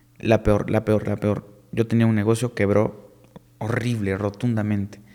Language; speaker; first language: Spanish; native; Spanish